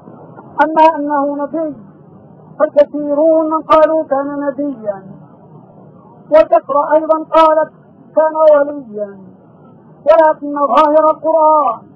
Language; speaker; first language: Arabic; native; Arabic